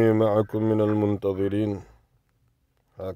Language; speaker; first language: Arabic; non-native, fluent; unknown